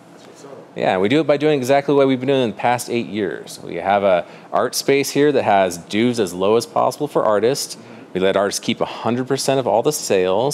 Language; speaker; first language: English; native; English